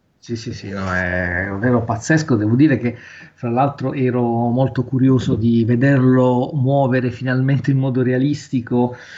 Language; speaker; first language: Italian; native; Italian